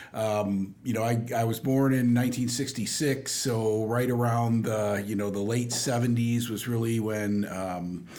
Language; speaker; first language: English; native; English